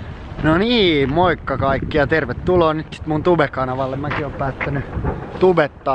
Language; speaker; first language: Finnish; native; Finnish